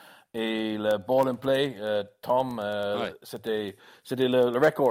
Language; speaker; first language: French; non-native, learner; English